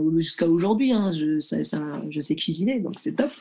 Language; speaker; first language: French; early bilingual, other home language; Arabic